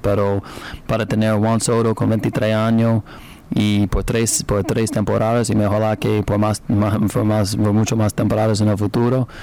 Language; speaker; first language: Spanish; non-native, learner; English